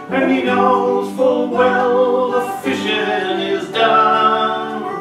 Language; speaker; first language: English; native; English